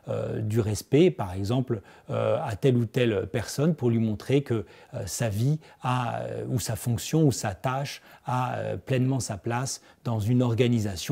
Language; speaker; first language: French; native; French